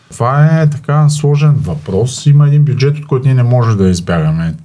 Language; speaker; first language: Bulgarian; native; Bulgarian